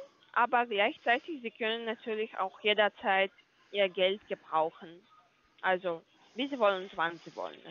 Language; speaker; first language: German; non-native, learner; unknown